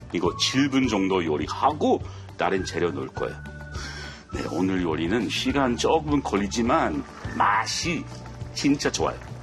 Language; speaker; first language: Korean; non-native, fluent; English